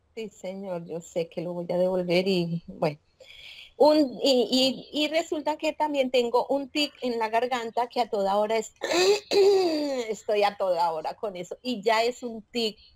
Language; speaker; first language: Spanish; native; Spanish